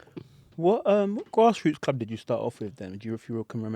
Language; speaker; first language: English; native; English